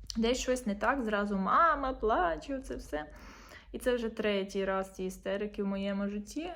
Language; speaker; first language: Ukrainian; native; Ukrainian